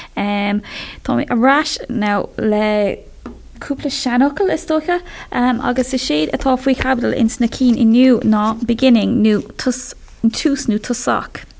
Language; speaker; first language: Irish; non-native, local second language; English